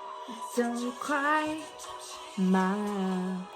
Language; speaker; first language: English; non-native, learner; Kazakh